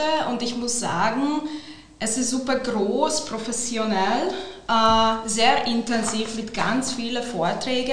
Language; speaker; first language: German; non-native, fluent; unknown